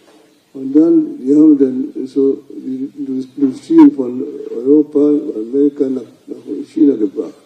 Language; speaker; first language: German; non-native, fluent; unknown